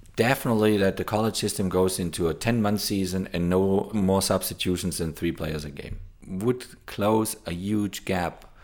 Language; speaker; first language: English; non-native, fluent; German